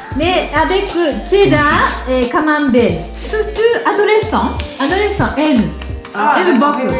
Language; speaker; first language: French; non-native, learner; Japanese